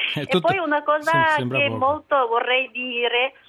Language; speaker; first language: Italian; non-native, learner; Chinese